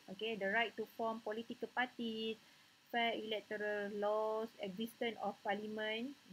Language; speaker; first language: English; non-native, local second language; Malay